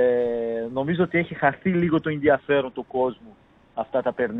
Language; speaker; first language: Greek; non-native, fluent; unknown